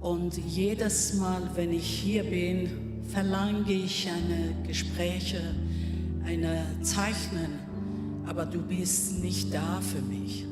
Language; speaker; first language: German; non-native, learner; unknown